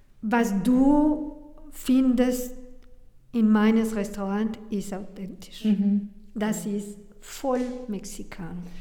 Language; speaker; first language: German; non-native, learner; Spanish